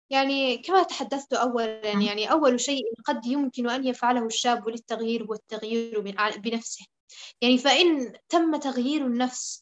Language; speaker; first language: Arabic; native; Arabic